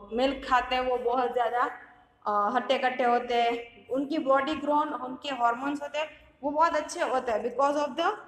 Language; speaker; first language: Hindi; non-native, local second language; Gujarati